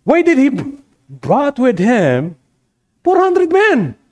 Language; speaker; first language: English; non-native, local second language; Filipino